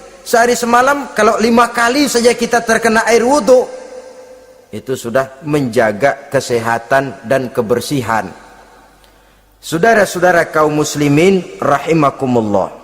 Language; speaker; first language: Indonesian; native; Indonesian